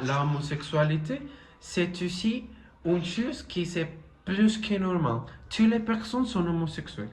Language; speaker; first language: French; non-native, learner; Spanish